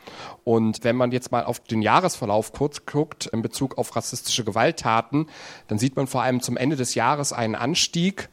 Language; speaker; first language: German; native; German